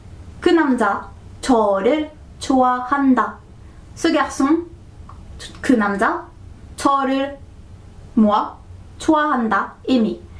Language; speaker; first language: Korean; non-native, fluent; French